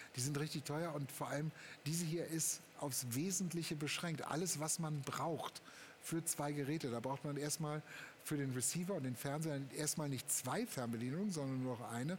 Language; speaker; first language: German; native; German